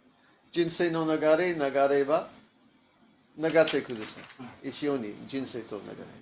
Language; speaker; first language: Japanese; non-native, learner; English